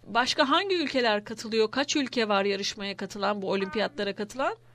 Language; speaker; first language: Turkish; native; Turkish